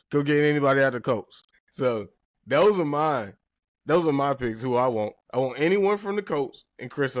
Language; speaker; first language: English; native; English